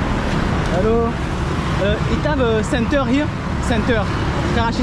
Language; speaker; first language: English; non-native, learner; French